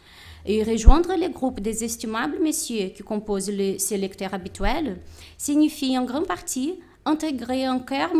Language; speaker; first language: French; non-native, fluent; Portuguese